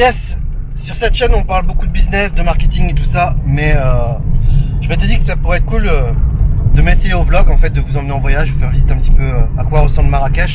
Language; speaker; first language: French; native; French